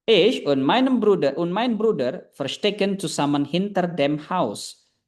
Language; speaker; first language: German; non-native, fluent; Indonesian